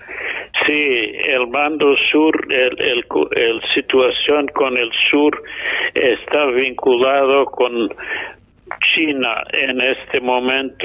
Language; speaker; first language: Spanish; non-native, fluent; English